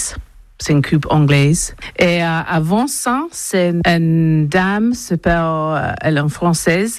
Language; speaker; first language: French; non-native, learner; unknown